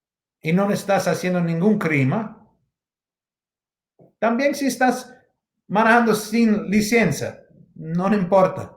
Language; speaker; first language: Spanish; non-native, learner; English